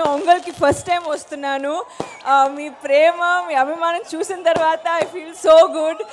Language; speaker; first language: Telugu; non-native, learner; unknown